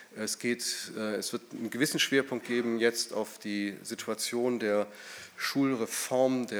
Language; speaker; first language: German; native; German